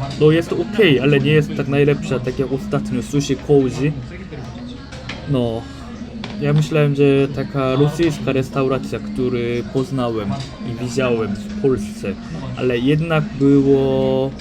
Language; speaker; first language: Polish; non-native, learner; Korean